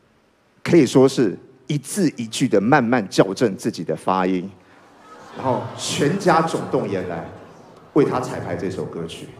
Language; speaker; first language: Chinese; native; Chinese